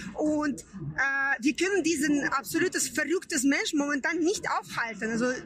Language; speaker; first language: German; non-native, fluent; Ukrainian